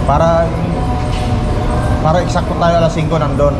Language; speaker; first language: Filipino; native; Filipino